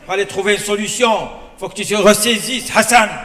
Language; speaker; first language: French; non-native, local second language; Arabic